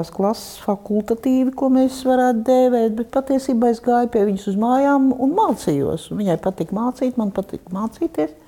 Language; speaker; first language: Latvian; non-native, local second language; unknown